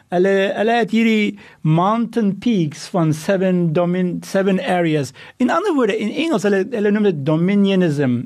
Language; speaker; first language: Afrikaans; non-native, fluent; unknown